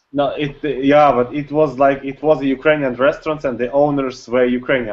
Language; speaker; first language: English; non-native, learner; Russian